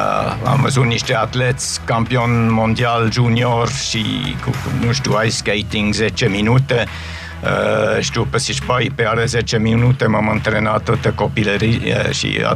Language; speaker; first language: Romanian; non-native, fluent; German